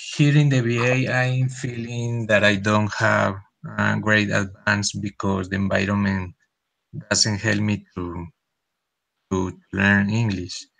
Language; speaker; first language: English; non-native, learner; Spanish